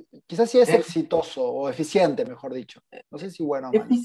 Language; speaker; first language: Spanish; native; Spanish